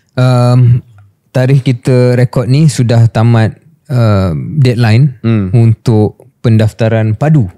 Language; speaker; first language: Malay; native; Malay